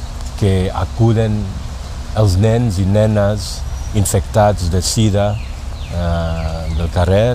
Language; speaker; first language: Catalan; non-native, learner; Thai